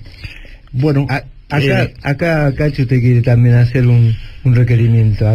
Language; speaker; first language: Spanish; native; Spanish